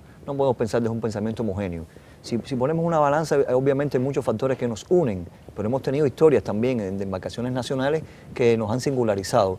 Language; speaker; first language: Spanish; native; Spanish